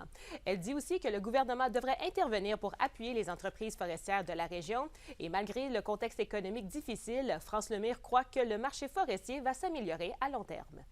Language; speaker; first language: French; native; French